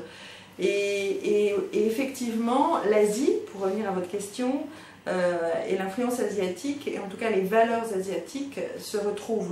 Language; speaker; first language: French; native; French